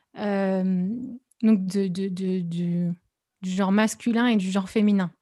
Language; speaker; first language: French; native; French